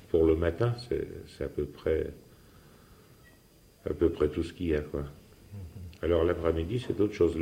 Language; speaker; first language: French; native; French